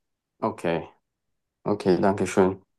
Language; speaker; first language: German; non-native, learner; Turkish